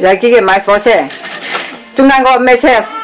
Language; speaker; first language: Cantonese; native; Cantonese